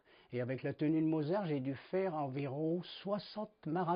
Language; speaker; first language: French; native; French